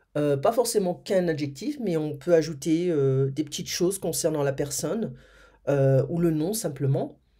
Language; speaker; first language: French; native; French